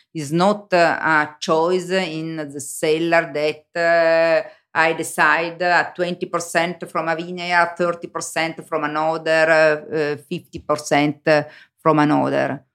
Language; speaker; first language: English; non-native, learner; Italian